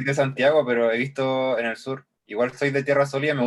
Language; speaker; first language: Spanish; native; Spanish